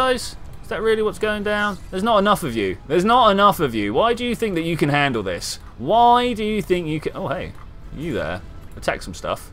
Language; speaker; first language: English; native; English